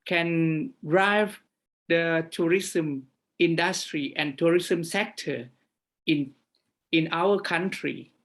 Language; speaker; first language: English; non-native, fluent; Thai